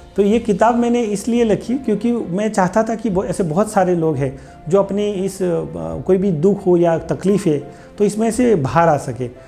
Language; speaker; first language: Hindi; non-native, local second language; Gujarati